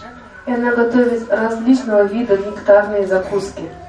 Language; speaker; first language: Russian; native; Russian